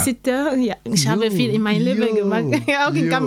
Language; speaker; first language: German; non-native, learner; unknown